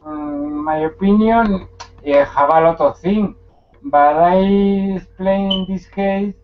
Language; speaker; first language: English; non-native, learner; Spanish